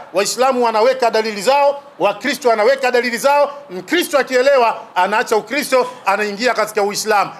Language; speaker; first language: Swahili; native; Swahili